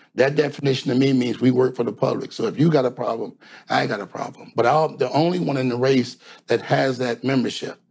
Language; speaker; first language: English; native; English